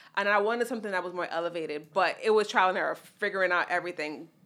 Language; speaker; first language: English; native; English